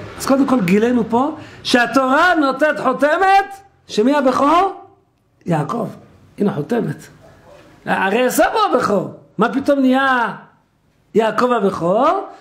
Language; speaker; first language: Hebrew; native; Hebrew